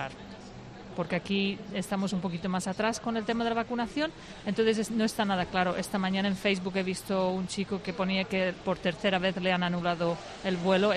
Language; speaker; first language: Spanish; non-native, fluent; English